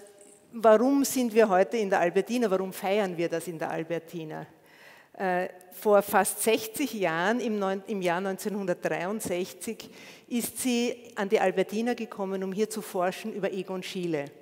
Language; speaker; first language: German; native; German